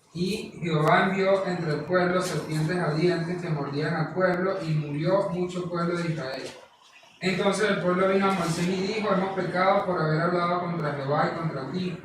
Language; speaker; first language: Spanish; native; Spanish